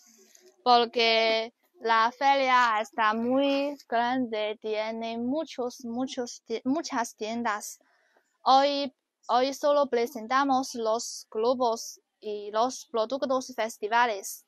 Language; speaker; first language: Spanish; non-native, learner; Chinese